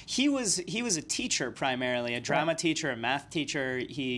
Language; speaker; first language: English; native; English